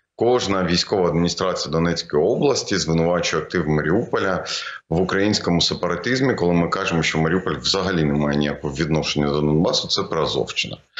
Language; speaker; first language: Ukrainian; non-native, local second language; Russian